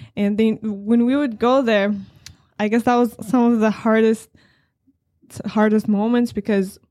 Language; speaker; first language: English; non-native, fluent; Persian